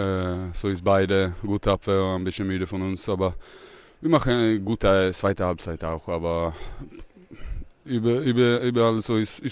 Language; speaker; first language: German; non-native, learner; Swedish